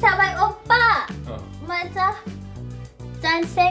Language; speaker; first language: Korean; non-native, learner; Thai